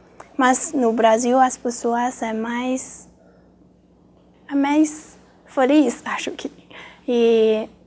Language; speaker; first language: Portuguese; non-native, learner; Chinese